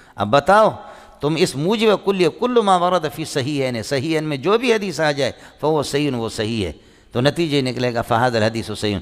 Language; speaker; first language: Urdu; non-native, local second language; Brahui